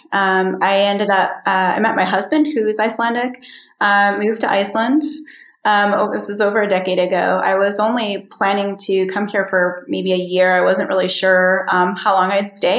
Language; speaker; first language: English; native; English